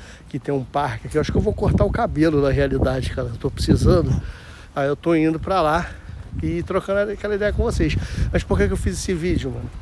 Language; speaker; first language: Portuguese; native; Portuguese